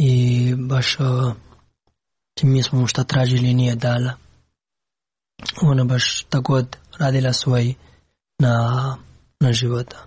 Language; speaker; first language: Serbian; non-native, learner; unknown